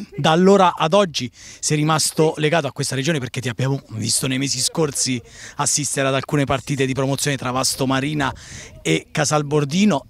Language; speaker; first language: Italian; native; Italian